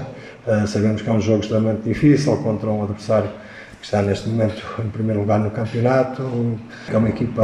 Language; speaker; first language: Portuguese; native; Portuguese